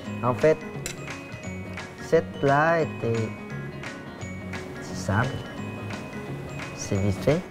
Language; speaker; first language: French; non-native, fluent; Vietnamese